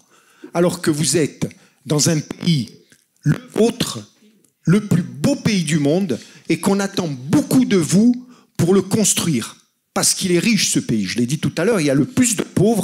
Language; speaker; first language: French; native; French